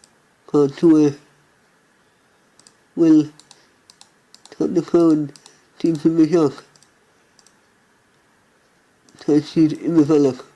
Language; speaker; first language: Irish; non-native, learner; English